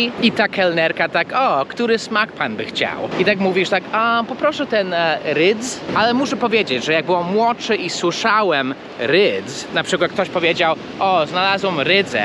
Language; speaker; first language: Polish; early bilingual, heritage; Polish